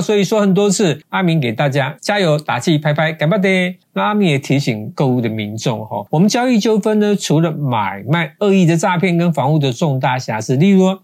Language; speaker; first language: Chinese; native; Chinese